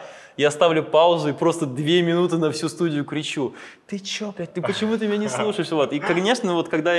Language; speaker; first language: Russian; native; Russian